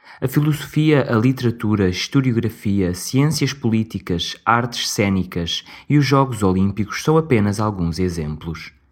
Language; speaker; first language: Portuguese; native; Portuguese